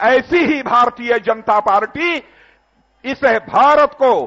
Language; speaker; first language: Hindi; native; Hindi